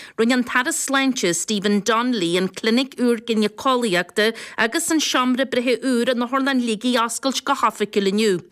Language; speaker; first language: Irish; native; Irish